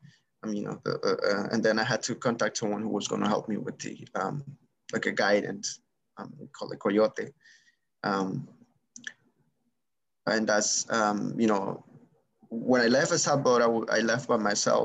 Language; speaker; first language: English; non-native, fluent; Spanish